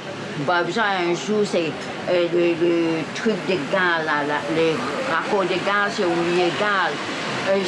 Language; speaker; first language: French; non-native, local second language; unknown